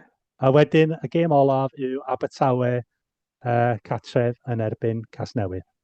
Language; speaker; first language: Welsh; non-native, fluent; English